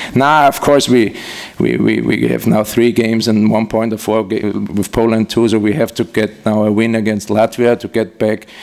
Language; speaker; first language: English; non-native, fluent; German